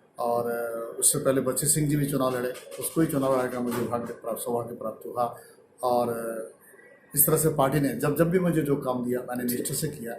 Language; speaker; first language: Hindi; non-native, local second language; Bangla